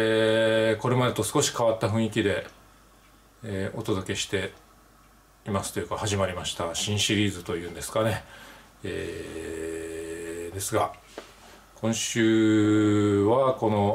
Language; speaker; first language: Japanese; native; Japanese